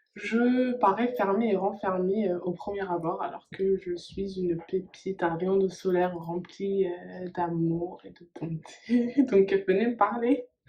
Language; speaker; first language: French; early bilingual, other home language; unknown